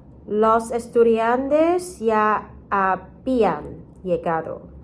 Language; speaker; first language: Spanish; non-native, fluent; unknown